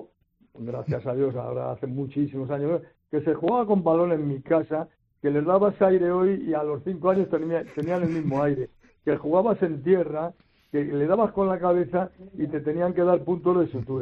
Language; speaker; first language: Spanish; native; Spanish